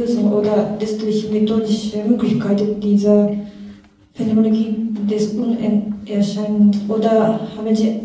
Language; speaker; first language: German; non-native, learner; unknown